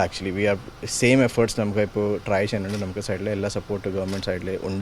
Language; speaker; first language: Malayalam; non-native, local second language; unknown